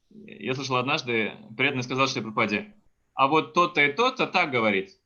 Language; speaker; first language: Russian; native; Russian